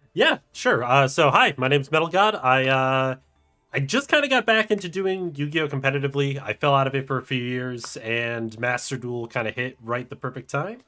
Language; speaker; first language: English; native; English